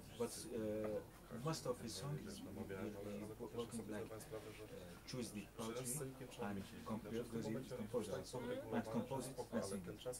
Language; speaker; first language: English; non-native, learner; Arabic